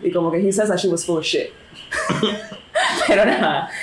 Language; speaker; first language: English; non-native, local second language; Spanish